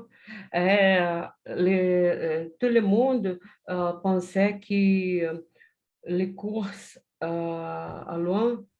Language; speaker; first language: French; non-native, learner; Portuguese